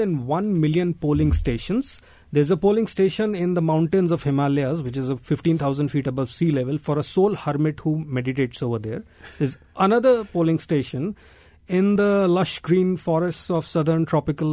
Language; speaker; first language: English; non-native, local second language; Hindi